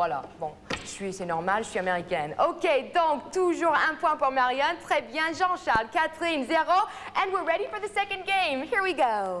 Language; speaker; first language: French; non-native, fluent; English